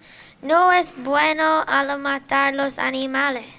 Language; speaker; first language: Spanish; non-native, learner; English